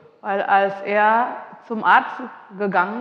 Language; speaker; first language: German; non-native, fluent; Indonesian